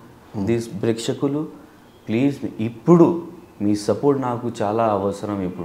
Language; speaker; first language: Telugu; non-native, learner; Hindi